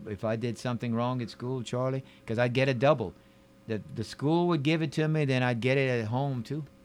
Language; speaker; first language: English; native; English